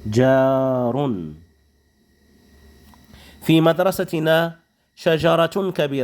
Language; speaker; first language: Arabic; non-native, fluent; Indonesian